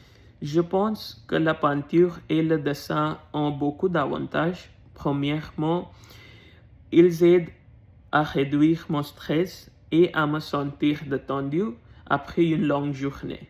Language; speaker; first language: French; non-native, learner; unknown